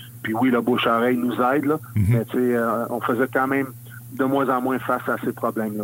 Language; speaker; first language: French; native; French